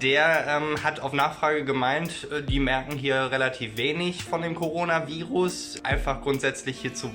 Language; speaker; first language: German; native; German